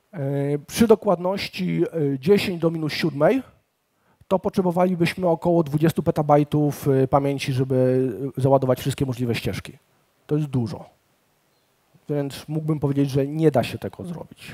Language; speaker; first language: Polish; native; Polish